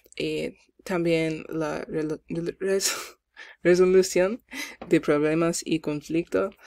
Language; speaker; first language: Spanish; non-native, learner; English